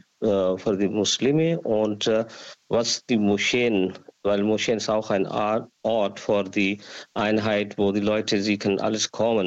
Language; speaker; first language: German; non-native, learner; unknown